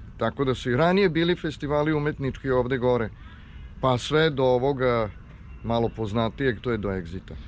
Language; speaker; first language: Serbian; native; Serbian